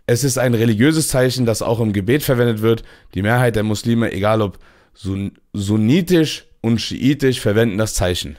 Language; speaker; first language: German; early bilingual, other home language; Turkish